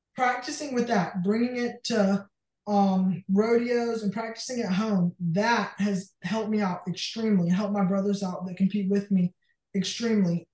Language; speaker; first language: English; native; English